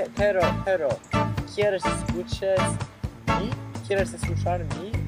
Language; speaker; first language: Spanish; non-native, learner; English